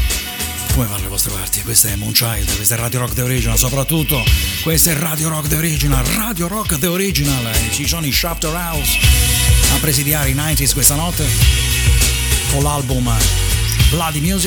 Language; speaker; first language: Italian; native; Italian